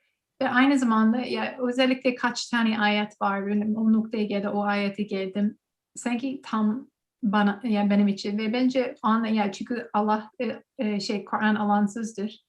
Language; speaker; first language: Turkish; non-native, learner; English